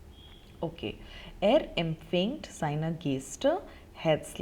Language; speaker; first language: German; non-native, fluent; Hindi